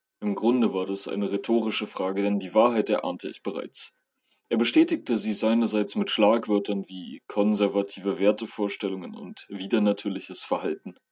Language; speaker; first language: German; native; German